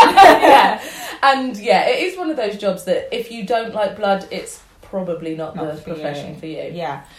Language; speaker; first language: English; native; English